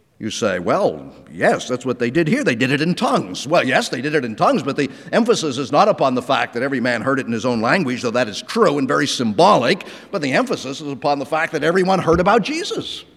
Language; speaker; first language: English; native; English